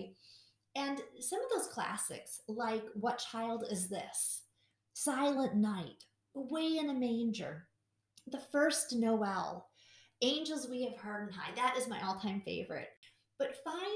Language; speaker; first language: English; native; English